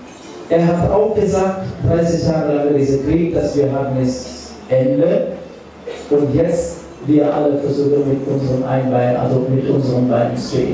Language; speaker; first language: German; non-native, fluent; Sinhala